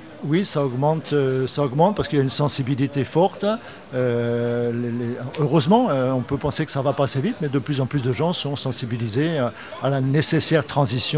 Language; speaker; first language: French; native; French